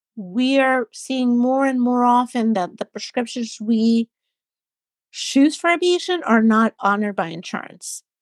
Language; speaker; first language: English; non-native, fluent; Spanish